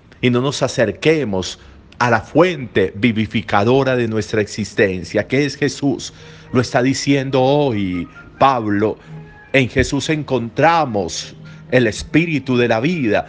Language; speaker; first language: Spanish; native; Spanish